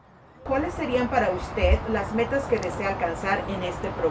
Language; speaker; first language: Spanish; native; Spanish